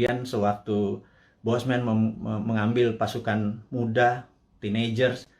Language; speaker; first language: Indonesian; native; Indonesian